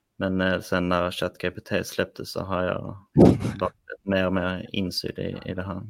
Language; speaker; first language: Swedish; native; Swedish